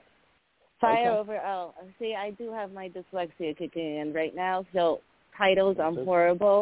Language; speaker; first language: English; early bilingual, other home language; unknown